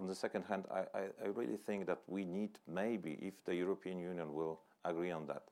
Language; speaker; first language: English; non-native, fluent; Polish